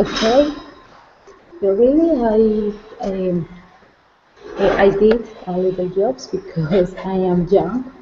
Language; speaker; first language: English; non-native, learner; Spanish